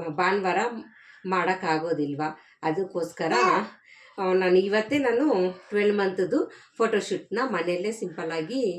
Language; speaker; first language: Kannada; non-native, local second language; Marathi